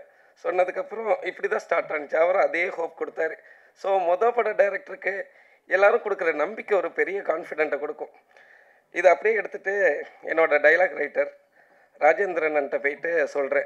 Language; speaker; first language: Tamil; native; Tamil